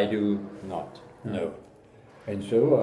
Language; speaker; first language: English; non-native, learner; German